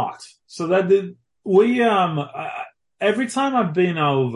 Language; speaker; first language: English; native; English